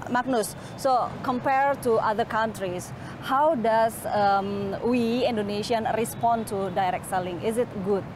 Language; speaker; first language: English; non-native, fluent; Indonesian